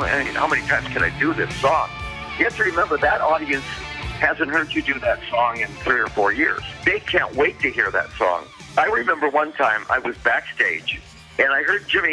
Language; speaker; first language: English; native; English